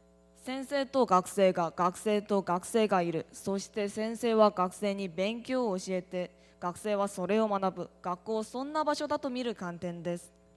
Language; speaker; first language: Japanese; non-native, learner; Korean